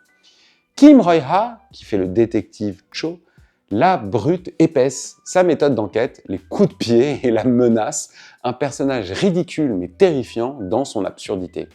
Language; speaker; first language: French; native; French